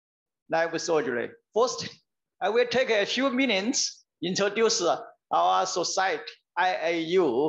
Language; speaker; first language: English; non-native, learner; Chinese